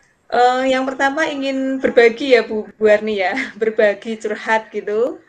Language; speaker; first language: Indonesian; non-native, local second language; Javanese